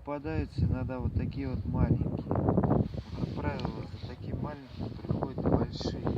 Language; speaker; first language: Russian; native; Russian